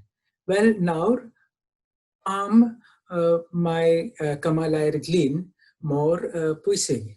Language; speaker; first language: Welsh; non-native, fluent; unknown